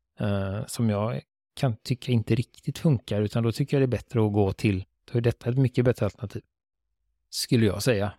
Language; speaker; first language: Swedish; native; Swedish